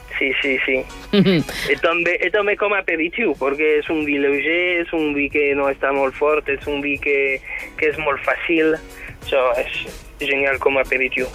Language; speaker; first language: Catalan; non-native, fluent; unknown